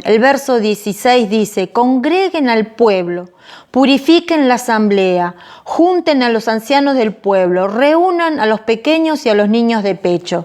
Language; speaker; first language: Spanish; native; Spanish